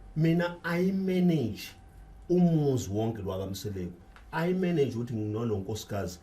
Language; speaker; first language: Zulu; native; Zulu